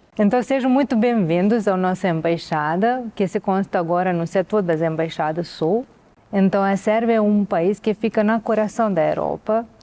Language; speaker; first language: Portuguese; non-native, fluent; Serbian